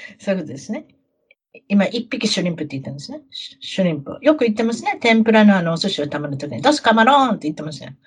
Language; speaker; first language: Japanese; native; Japanese